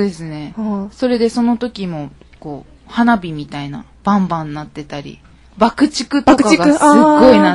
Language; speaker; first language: Japanese; native; Japanese